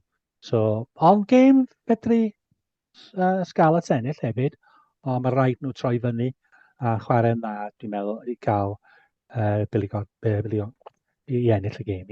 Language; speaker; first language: Welsh; native; Welsh